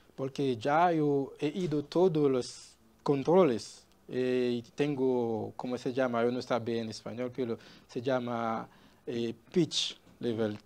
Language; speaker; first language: Spanish; non-native, learner; Haitian Creole